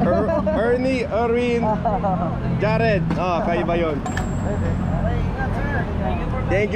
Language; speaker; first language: Filipino; non-native, learner; English